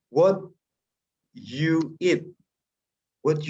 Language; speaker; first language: English; non-native, fluent; Indonesian